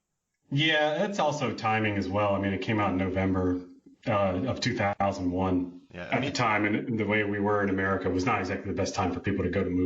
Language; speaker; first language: English; native; English